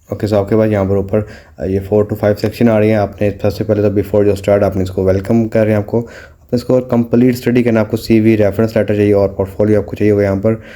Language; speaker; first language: Urdu; non-native, local second language; Punjabi